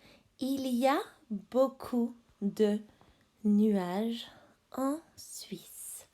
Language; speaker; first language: French; non-native, fluent; English